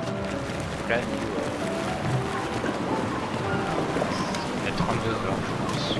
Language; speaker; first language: French; native; French